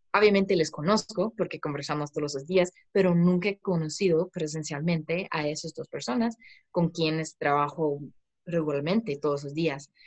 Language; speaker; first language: Spanish; non-native, fluent; English